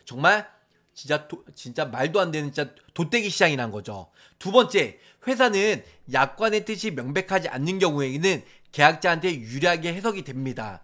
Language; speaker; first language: Korean; native; Korean